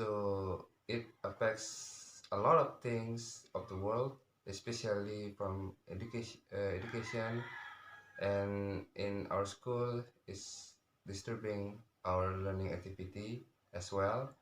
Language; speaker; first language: English; non-native, learner; Indonesian